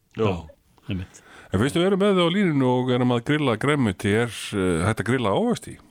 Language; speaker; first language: Icelandic; native; Icelandic